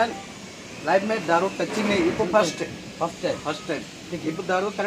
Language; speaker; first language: Hindi; non-native, learner; Bangla